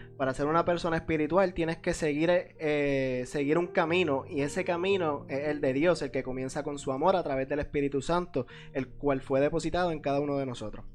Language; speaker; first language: Spanish; native; Spanish